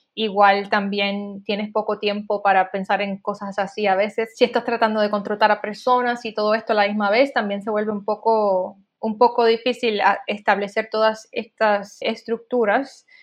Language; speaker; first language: Spanish; native; Spanish